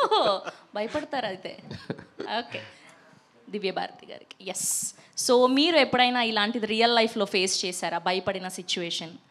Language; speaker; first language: Telugu; native; Telugu